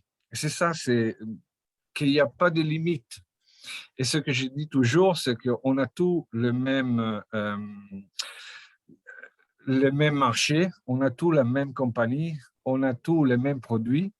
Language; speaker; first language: French; non-native, fluent; Portuguese